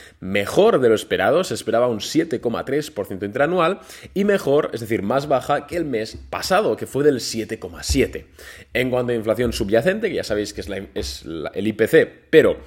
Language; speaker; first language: Spanish; native; Spanish